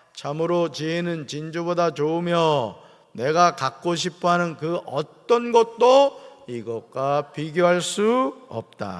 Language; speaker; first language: Korean; native; Korean